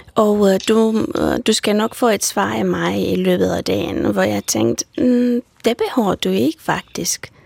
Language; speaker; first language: Danish; non-native, fluent; Romanian